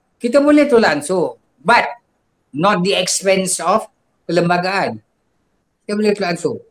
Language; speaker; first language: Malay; non-native, local second language; Javanese